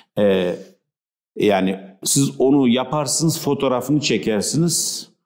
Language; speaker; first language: Turkish; non-native, local second language; Kurdish